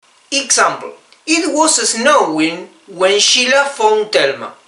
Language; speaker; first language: English; non-native, fluent; Spanish